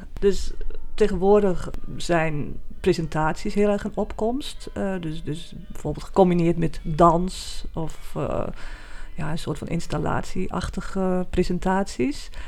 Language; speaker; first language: Dutch; native; Dutch